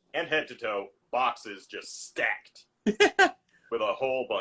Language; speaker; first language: English; native; English